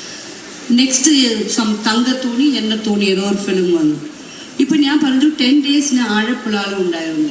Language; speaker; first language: Malayalam; non-native, local second language; Tamil